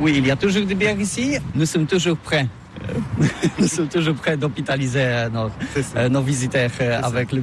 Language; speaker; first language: French; non-native, learner; Polish